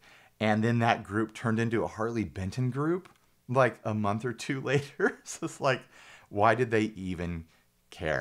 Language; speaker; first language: English; native; English